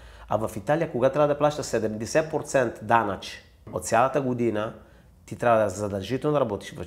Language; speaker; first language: Bulgarian; non-native, fluent; Italian